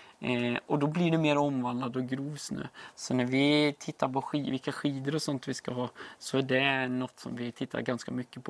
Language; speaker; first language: Swedish; native; Swedish